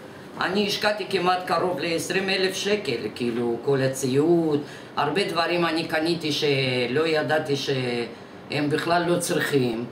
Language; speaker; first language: Hebrew; non-native, fluent; Russian